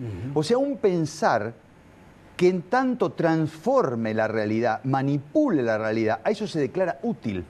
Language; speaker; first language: Spanish; native; Spanish